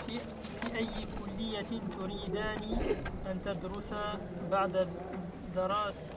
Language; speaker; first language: Arabic; non-native, learner; French